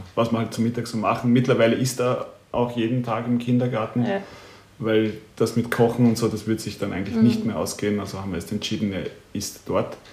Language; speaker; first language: German; native; German